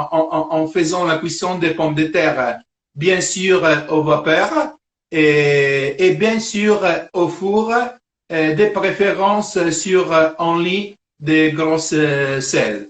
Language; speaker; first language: French; non-native, fluent; Italian